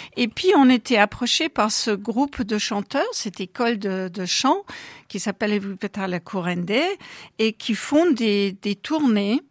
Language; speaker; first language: French; non-native, fluent; German